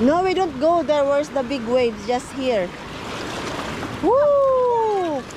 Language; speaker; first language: English; non-native, local second language; Filipino